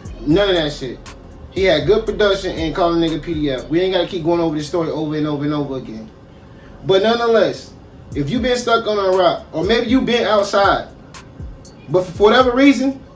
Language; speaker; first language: English; native; English